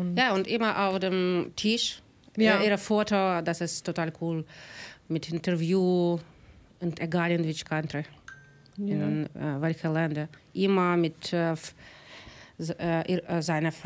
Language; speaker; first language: German; non-native, learner; Ukrainian